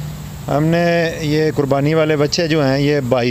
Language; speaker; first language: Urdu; non-native, local second language; Punjabi